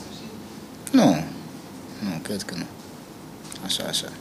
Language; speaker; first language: Romanian; non-native, learner; Portuguese